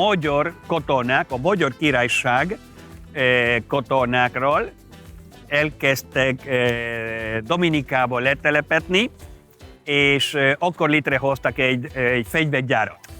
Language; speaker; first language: Hungarian; non-native, fluent; Spanish